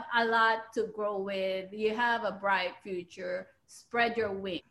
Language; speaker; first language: English; non-native, local second language; Filipino